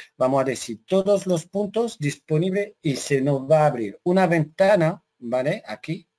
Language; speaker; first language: Spanish; non-native, fluent; French